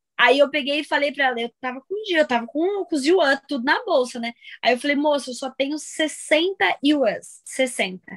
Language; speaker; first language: Portuguese; native; Portuguese